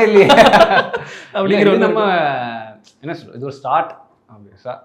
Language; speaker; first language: Tamil; native; Tamil